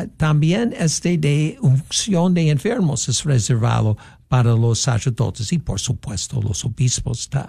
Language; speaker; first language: Spanish; non-native, fluent; English